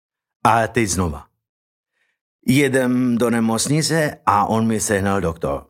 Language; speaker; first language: Czech; non-native, learner; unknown